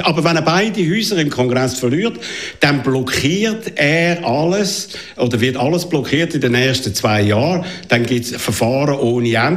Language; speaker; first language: German; native; German